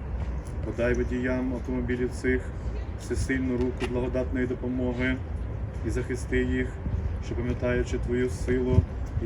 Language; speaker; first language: Ukrainian; native; Ukrainian